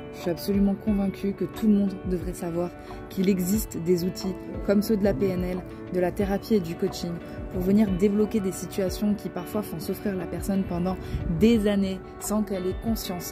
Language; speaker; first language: French; native; French